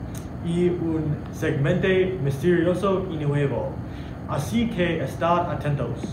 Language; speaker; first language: Spanish; non-native, learner; English